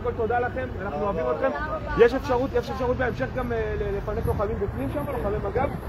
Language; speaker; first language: Hebrew; native; Hebrew